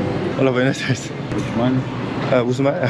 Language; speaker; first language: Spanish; non-native, learner; Korean